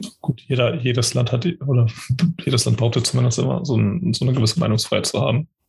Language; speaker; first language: German; early bilingual, other home language; Portuguese